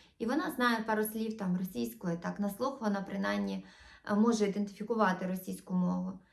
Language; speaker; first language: Ukrainian; non-native, local second language; Russian